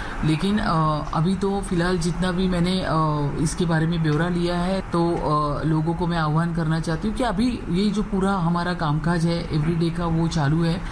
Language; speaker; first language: Hindi; non-native, local second language; Marathi